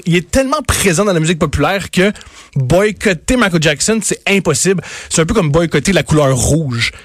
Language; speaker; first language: French; native; French